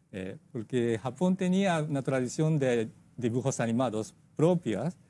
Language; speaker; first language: Spanish; non-native, fluent; Japanese